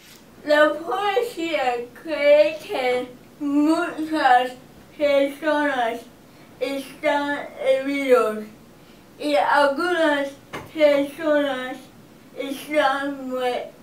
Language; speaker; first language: Spanish; non-native, learner; English